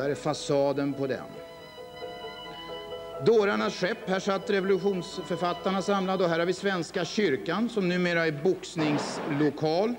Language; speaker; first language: Swedish; native; Swedish